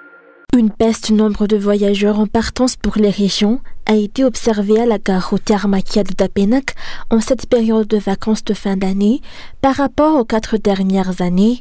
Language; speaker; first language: French; non-native, local second language; Malagasy